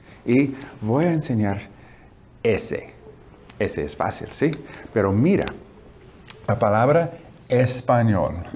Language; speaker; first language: Spanish; non-native, learner; English